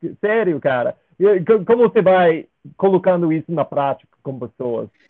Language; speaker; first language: Portuguese; non-native, fluent; English